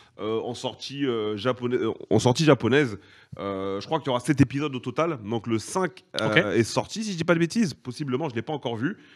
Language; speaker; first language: French; native; French